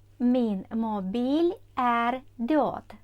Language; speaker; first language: Swedish; non-native, fluent; Ukrainian